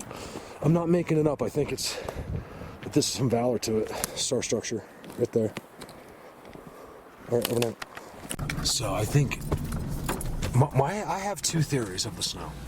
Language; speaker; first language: English; native; English